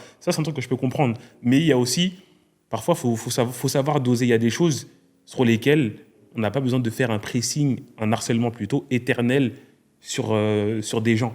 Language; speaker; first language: French; native; French